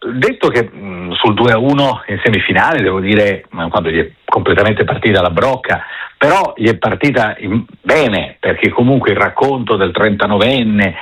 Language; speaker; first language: Italian; native; Italian